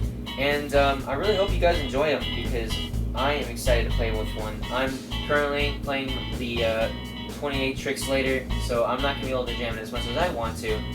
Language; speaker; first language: English; native; English